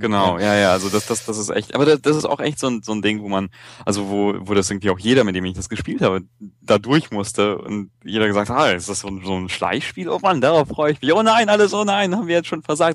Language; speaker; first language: German; native; German